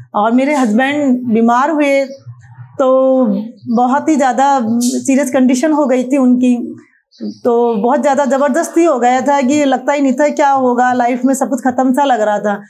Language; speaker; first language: Hindi; native; Hindi